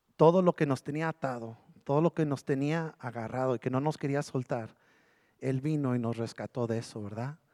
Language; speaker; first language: Spanish; early bilingual, heritage; Spanish